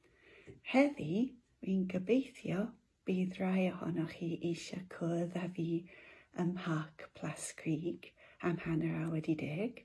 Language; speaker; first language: Welsh; non-native, local second language; English